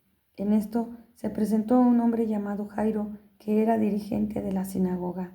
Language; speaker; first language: Spanish; native; Spanish